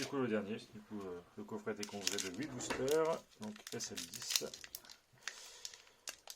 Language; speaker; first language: French; native; French